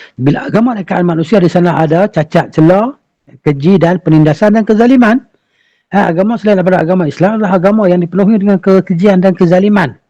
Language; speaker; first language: Malay; native; Malay